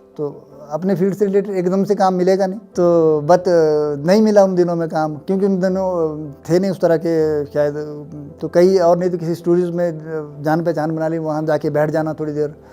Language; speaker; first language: Hindi; native; Hindi